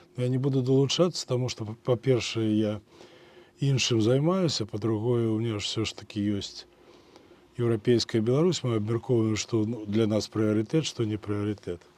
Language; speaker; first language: Belarusian; native; Belarusian